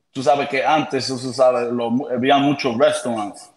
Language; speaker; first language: Spanish; early bilingual, heritage; Spanish